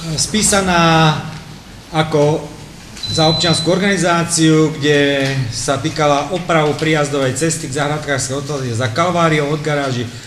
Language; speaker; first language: Slovak; native; Slovak